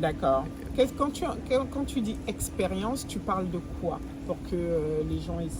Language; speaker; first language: French; native; French